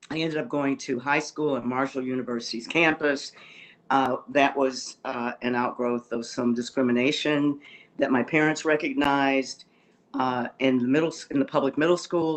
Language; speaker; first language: English; native; English